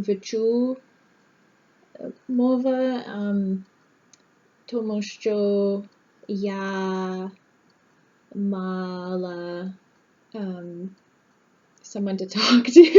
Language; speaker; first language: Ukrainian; non-native, learner; English